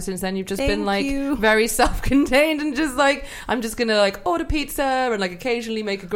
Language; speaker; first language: English; native; English